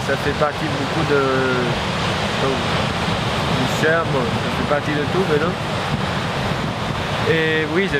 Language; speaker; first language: French; early bilingual, heritage; French